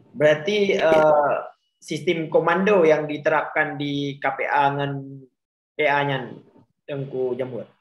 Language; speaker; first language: Malay; non-native, local second language; Achinese